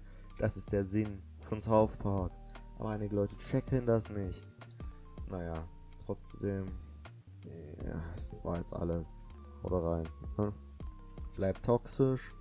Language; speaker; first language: German; native; German